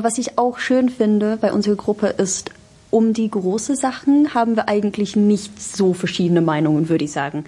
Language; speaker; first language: German; non-native, fluent; English